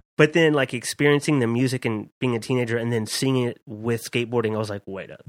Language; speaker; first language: English; native; English